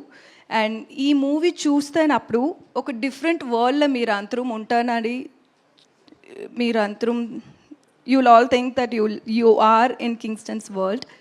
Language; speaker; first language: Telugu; non-native, learner; Tamil